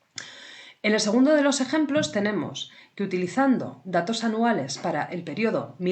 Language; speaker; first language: Spanish; native; Spanish